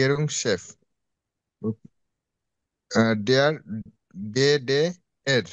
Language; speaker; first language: German; non-native, learner; Bangla